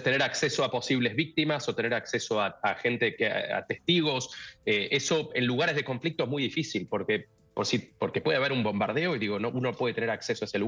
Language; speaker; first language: Spanish; native; Spanish